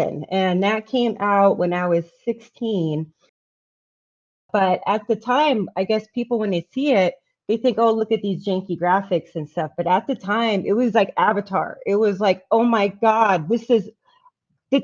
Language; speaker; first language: English; native; English